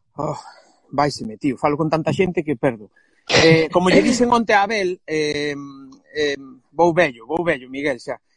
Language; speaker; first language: Galician; non-native, local second language; Spanish